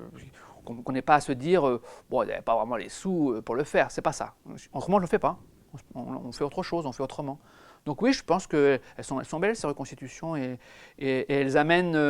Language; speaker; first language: French; native; French